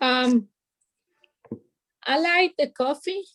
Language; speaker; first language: English; non-native, learner; Spanish